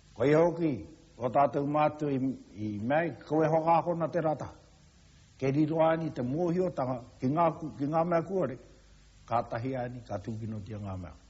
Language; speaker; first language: Māori; native; Māori